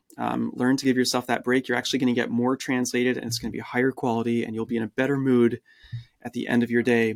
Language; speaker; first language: English; early bilingual, other home language; French